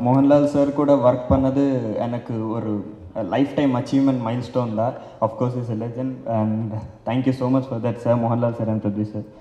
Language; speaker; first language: Tamil; non-native, learner; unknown